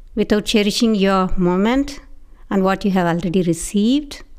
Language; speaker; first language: English; non-native, local second language; Tamil